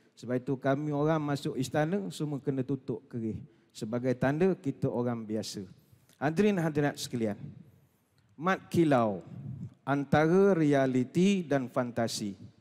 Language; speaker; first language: Malay; native; Malay